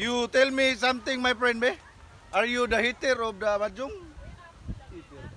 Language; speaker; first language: English; non-native, learner; Cebuano